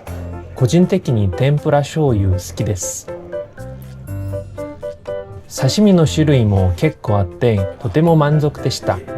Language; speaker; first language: Japanese; non-native, fluent; Korean